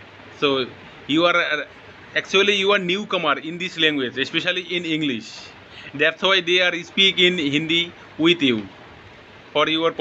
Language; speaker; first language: English; non-native, learner; Bangla